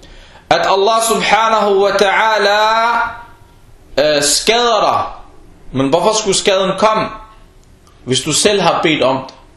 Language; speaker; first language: Danish; early bilingual, other home language; Arabic